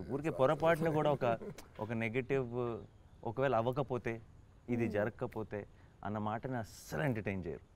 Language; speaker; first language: Telugu; native; Telugu